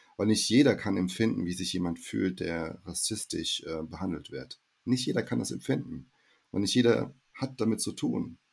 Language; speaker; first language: German; early bilingual, heritage; German